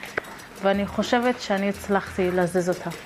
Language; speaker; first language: Hebrew; non-native, local second language; Arabic